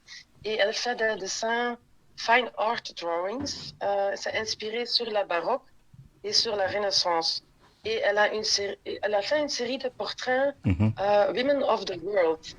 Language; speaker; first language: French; non-native, local second language; Dutch